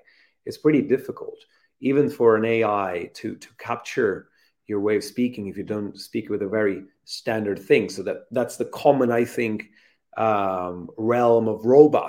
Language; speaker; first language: English; non-native, fluent; Italian